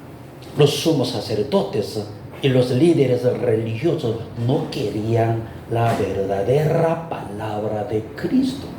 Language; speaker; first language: Spanish; non-native, fluent; Korean